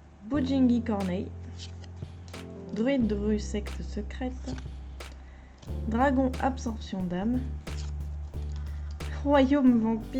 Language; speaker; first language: French; native; French